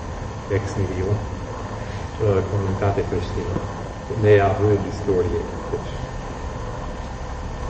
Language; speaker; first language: Romanian; non-native, fluent; English